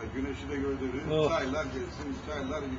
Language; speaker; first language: Turkish; native; Turkish